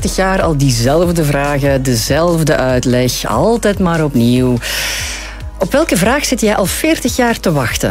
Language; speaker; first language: Dutch; native; Dutch